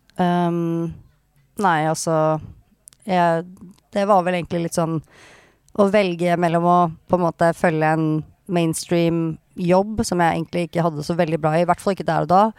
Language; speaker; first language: Norwegian; native; Norwegian